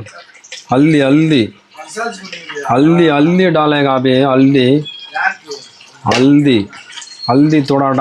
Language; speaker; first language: Hindi; non-native, local second language; Tamil